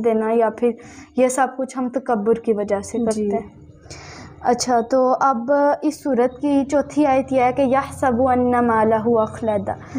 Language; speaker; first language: Urdu; native; Urdu